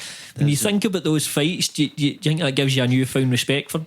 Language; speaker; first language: English; native; English